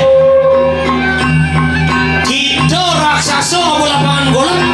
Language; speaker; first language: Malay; non-native, local second language; Balinese